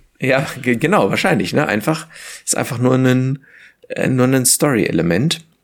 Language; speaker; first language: German; native; German